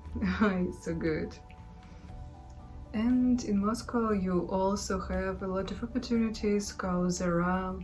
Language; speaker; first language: English; non-native, learner; Russian